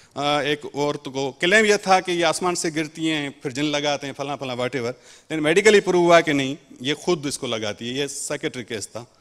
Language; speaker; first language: Urdu; non-native, local second language; Sindhi